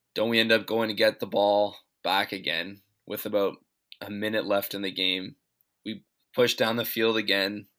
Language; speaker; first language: English; native; English